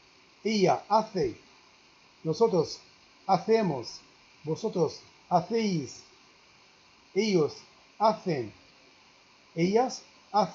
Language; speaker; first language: Spanish; non-native, learner; Arabic